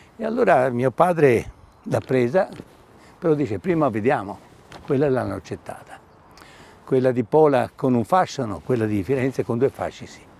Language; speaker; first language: Italian; native; Italian